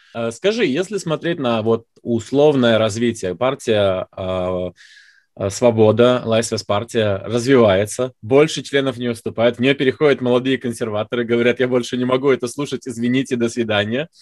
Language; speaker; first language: Russian; native; Russian